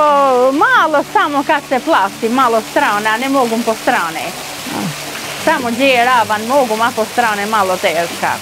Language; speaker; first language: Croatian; non-native, learner; Albanian